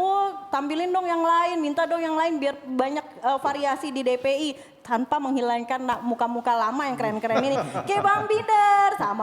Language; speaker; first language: Indonesian; native; Indonesian